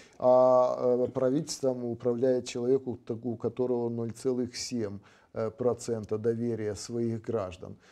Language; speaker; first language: Russian; native; Russian